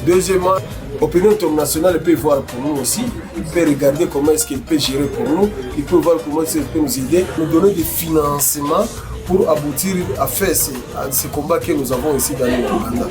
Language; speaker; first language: French; non-native, local second language; Swahili